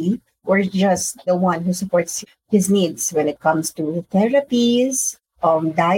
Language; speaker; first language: English; non-native, local second language; Filipino